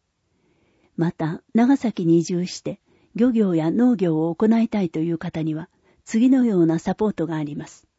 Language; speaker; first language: Japanese; native; Japanese